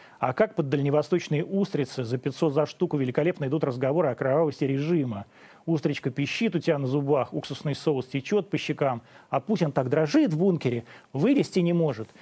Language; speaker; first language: Russian; native; Russian